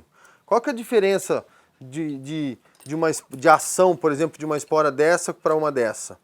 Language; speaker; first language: Portuguese; native; Portuguese